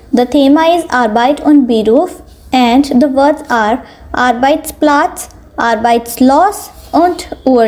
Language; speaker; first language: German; non-native, fluent; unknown